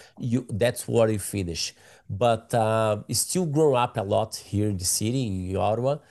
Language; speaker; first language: English; non-native, learner; Portuguese